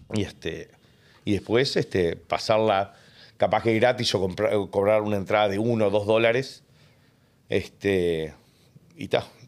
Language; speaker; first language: Spanish; native; Spanish